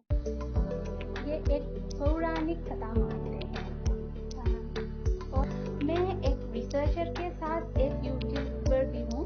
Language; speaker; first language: Hindi; non-native, fluent; Sinhala